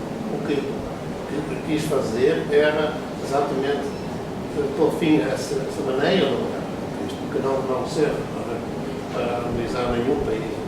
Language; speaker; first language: Portuguese; non-native, fluent; Dutch